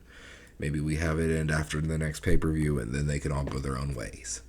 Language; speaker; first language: English; native; English